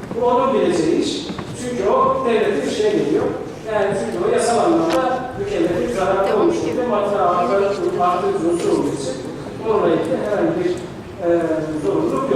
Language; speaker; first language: Turkish; native; Turkish